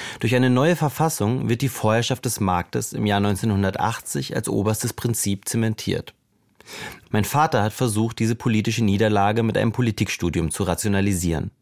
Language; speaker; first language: German; native; German